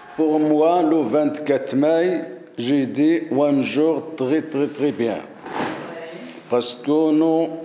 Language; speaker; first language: French; non-native, learner; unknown